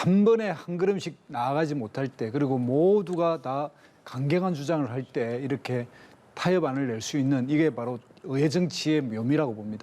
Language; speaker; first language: Korean; native; Korean